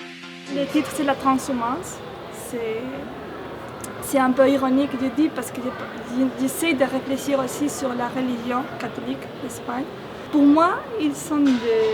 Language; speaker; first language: French; non-native, fluent; Spanish